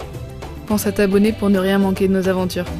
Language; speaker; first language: French; native; French